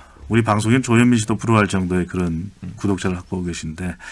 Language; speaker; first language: Korean; native; Korean